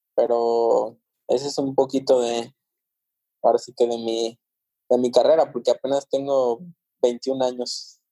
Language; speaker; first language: Spanish; native; Spanish